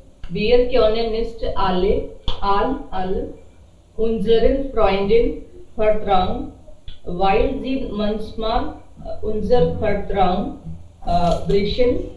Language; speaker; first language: German; non-native, learner; Hindi